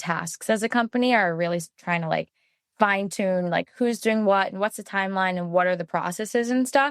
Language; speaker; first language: English; native; English